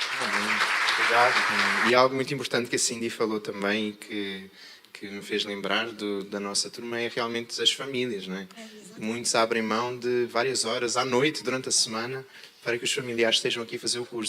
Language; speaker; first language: Portuguese; native; Portuguese